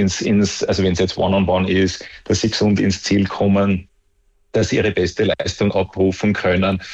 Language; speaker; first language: German; native; German